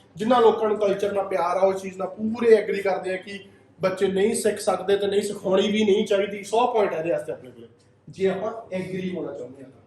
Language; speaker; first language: Punjabi; native; Punjabi